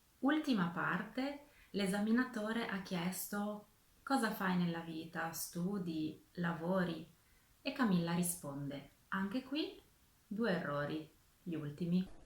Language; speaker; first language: Italian; native; Italian